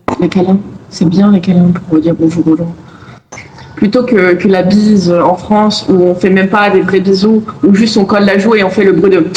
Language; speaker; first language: French; native; French